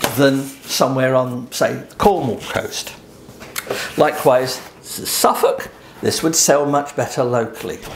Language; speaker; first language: English; native; English